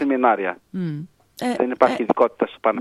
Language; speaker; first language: Greek; non-native, fluent; Arabic